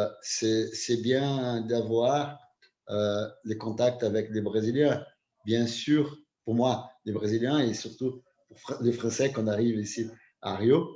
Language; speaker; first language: French; non-native, fluent; Portuguese